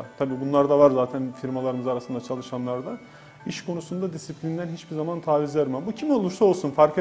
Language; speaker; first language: Turkish; native; Turkish